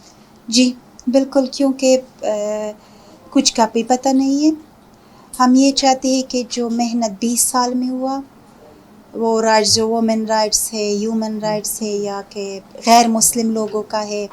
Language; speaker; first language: Hindi; non-native, fluent; Punjabi